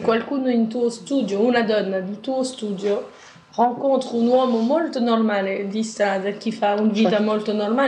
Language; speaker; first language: Italian; non-native, learner; French